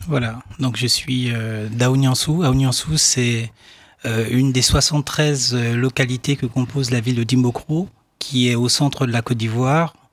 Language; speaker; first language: French; non-native, local second language; Baoulé